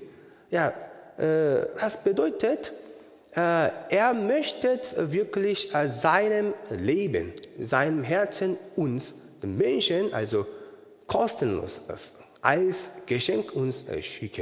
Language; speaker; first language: German; non-native, learner; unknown